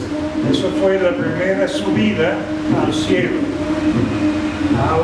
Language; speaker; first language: Spanish; non-native, fluent; English